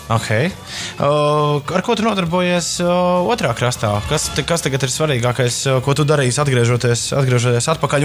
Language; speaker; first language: Latvian; native; Latvian